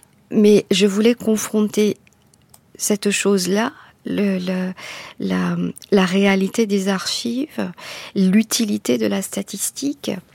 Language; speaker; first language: French; non-native, local second language; Morisyen